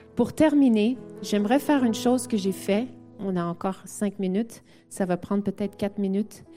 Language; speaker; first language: French; native; French